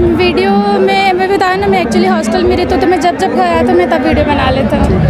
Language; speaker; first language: Hindi; native; Hindi